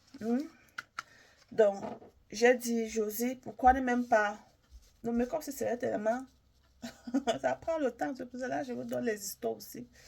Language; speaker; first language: French; native; French